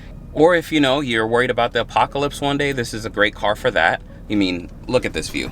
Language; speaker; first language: English; native; English